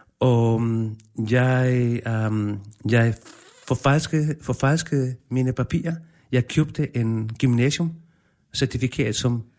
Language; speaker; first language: Danish; non-native, fluent; Spanish